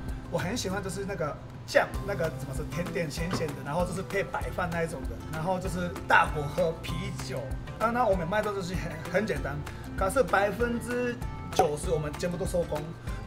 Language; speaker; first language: Chinese; non-native, fluent; Japanese